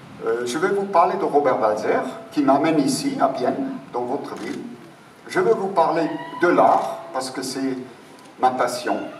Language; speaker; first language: French; non-native, fluent; German